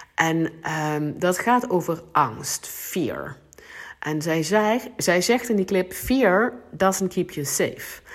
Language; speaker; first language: Dutch; non-native, local second language; Limburgish